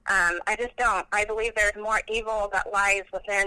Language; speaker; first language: English; native; English